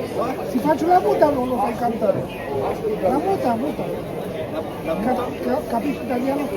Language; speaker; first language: Italian; non-native, learner; French